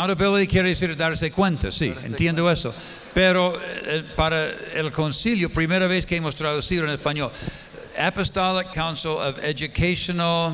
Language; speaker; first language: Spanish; non-native, fluent; English